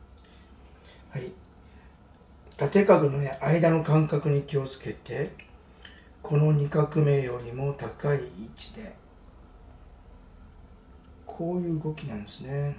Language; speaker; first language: Japanese; native; Japanese